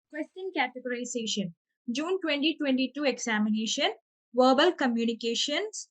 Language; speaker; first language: English; non-native, local second language; Malayalam